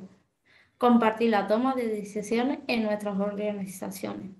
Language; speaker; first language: Spanish; native; Spanish